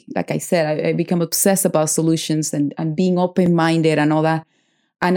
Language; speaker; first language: English; non-native, fluent; Spanish